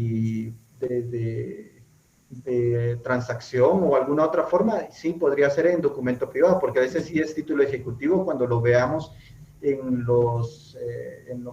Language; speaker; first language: Spanish; native; Spanish